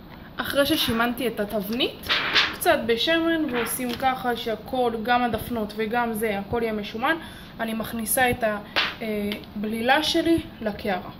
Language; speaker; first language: Hebrew; native; Hebrew